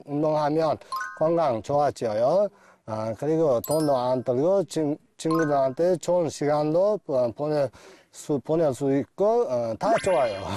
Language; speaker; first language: Korean; non-native, learner; Uzbek